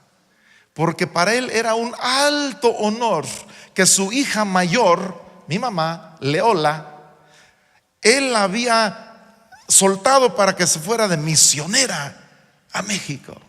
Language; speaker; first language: Spanish; non-native, local second language; English